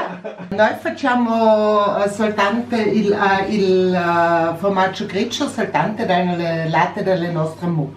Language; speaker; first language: Italian; non-native, learner; German